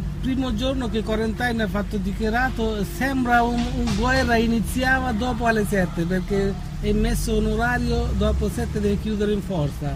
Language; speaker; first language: Italian; non-native, learner; Bangla